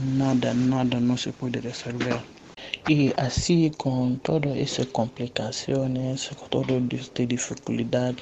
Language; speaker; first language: Spanish; non-native, learner; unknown